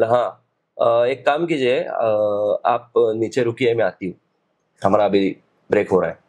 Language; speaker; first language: Hindi; non-native, local second language; Marathi